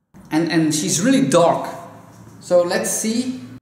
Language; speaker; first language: English; non-native, fluent; Dutch